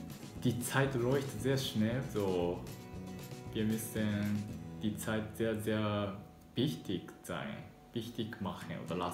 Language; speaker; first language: German; non-native, learner; Japanese